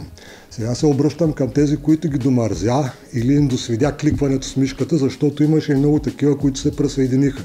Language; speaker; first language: Bulgarian; native; Bulgarian